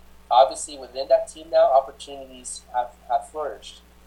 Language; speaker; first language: English; early bilingual, other home language; Spanish